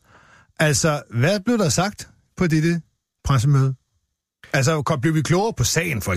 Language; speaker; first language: Danish; native; Danish